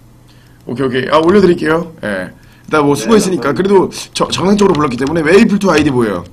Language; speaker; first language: Korean; native; Korean